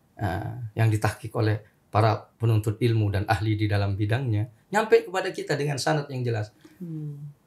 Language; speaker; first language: Indonesian; native; Indonesian